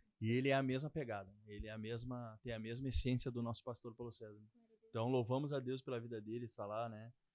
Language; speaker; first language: Portuguese; native; Portuguese